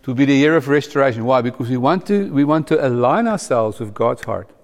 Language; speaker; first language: English; non-native, local second language; Afrikaans